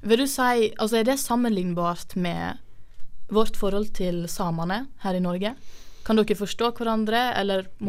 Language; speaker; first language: Norwegian; native; Norwegian